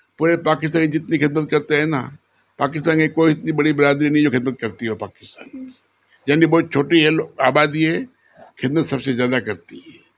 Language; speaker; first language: Urdu; non-native, local second language; Memoni